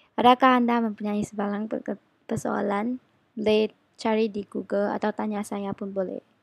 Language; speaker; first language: Malay; non-native, local second language; Chinese